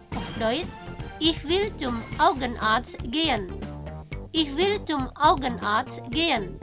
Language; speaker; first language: German; non-native, fluent; Indonesian